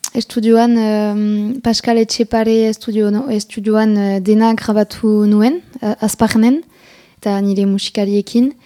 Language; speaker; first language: Basque; non-native, local second language; French